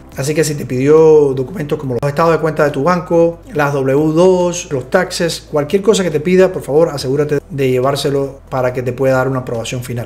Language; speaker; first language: Spanish; native; Spanish